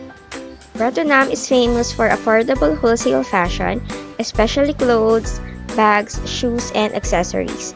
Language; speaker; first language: English; non-native, local second language; Filipino